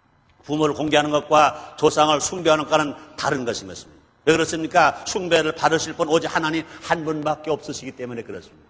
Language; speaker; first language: Korean; native; Korean